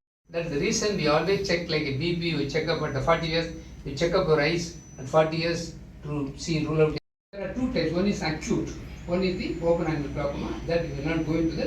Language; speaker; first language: English; non-native, local second language; Tamil